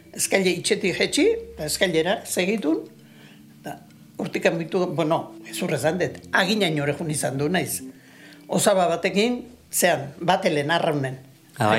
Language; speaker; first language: Basque; native; Basque